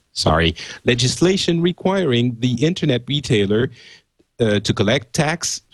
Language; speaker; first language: English; non-native, fluent; French